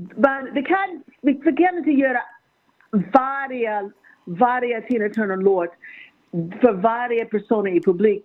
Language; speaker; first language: Swedish; non-native, learner; English